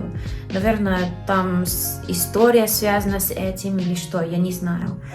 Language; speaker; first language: Russian; non-native, learner; English